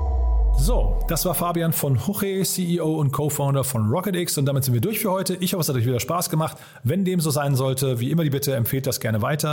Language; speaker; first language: German; native; German